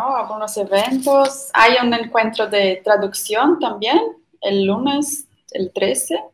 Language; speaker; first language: Spanish; non-native, fluent; Portuguese